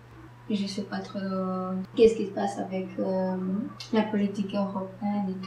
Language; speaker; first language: French; early bilingual, other home language; Romanian